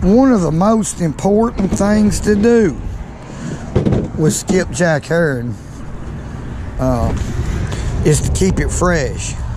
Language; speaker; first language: English; native; English